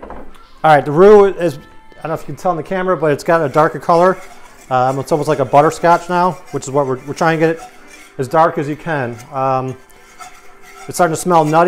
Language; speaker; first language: English; native; English